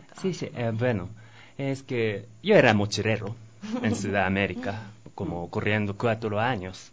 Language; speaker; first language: Spanish; non-native, learner; Japanese